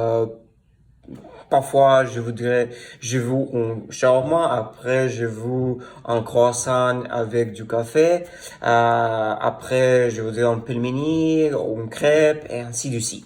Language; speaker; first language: French; non-native, learner; Russian